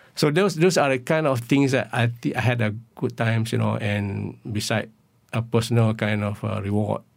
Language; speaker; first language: English; non-native, local second language; Malay